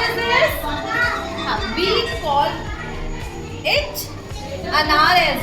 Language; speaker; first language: English; non-native, local second language; Hindi